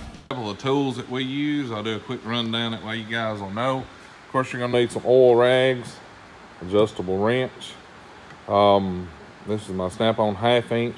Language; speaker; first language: English; native; English